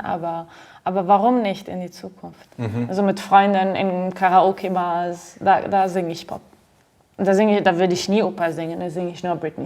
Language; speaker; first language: German; non-native, fluent; Arabic